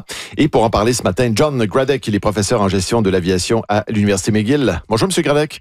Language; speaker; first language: French; native; French